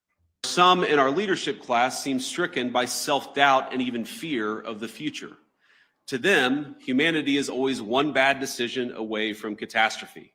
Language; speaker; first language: English; native; English